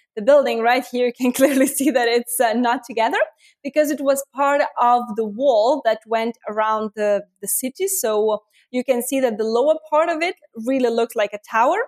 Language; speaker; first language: English; non-native, fluent; Lithuanian